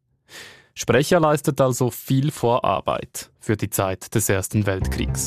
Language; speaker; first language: German; native; German